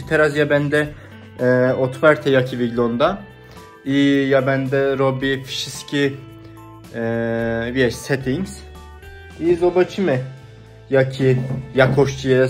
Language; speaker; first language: Polish; non-native, learner; Turkish